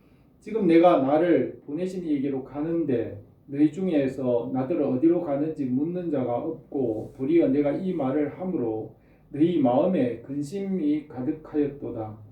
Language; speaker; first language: Korean; native; Korean